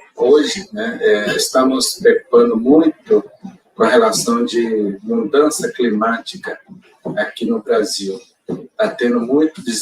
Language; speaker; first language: Portuguese; non-native, local second language; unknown